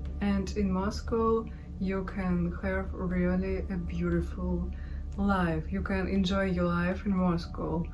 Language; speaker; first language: English; non-native, learner; Russian